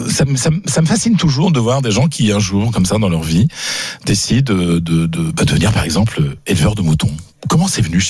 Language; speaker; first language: French; native; French